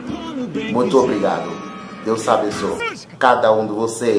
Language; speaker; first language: Portuguese; non-native, learner; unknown